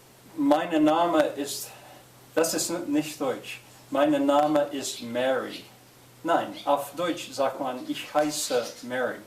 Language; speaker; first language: German; non-native, learner; English